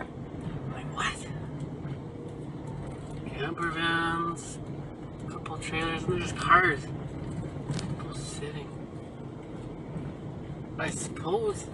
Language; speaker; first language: English; native; English